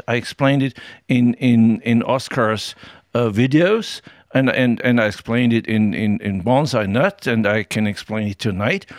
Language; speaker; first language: English; non-native, fluent; German